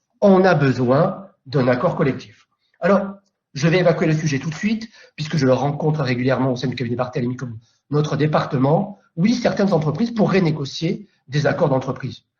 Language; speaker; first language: French; native; French